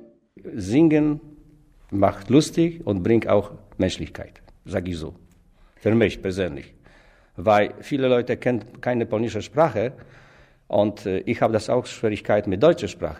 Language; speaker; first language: German; non-native, learner; Polish